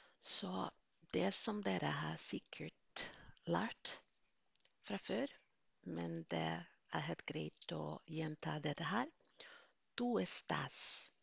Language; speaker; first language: Norwegian; non-native, fluent; Spanish